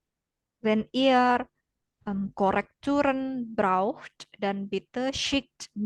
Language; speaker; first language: German; non-native, fluent; Indonesian